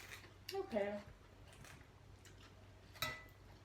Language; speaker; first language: Swedish; non-native, learner; Thai